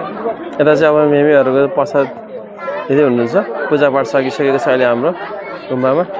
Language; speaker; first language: Nepali; non-native, local second language; Eastern Tamang